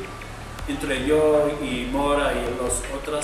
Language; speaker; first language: Spanish; non-native, learner; English